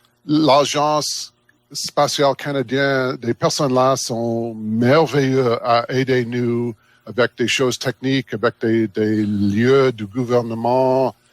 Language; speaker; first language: French; non-native, learner; English